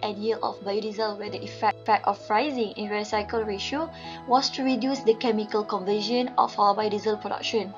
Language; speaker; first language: English; non-native, local second language; Malay